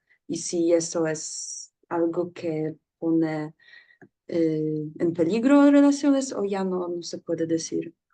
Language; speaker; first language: Spanish; non-native, learner; Polish